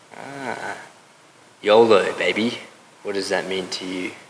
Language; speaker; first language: English; native; English